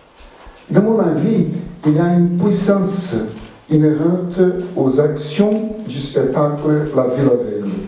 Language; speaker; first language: French; non-native, fluent; Portuguese